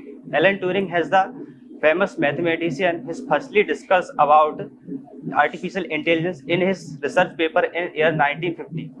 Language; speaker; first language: English; non-native, learner; Hindi